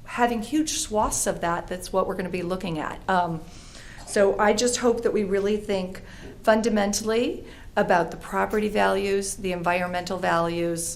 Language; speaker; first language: English; native; English